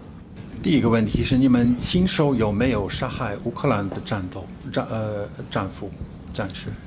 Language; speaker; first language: Chinese; non-native, fluent; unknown